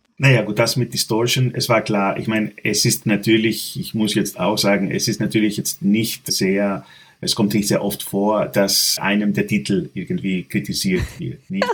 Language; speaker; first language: German; non-native, fluent; Greek